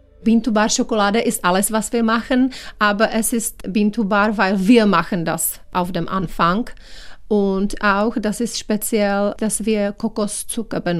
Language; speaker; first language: German; non-native, learner; Czech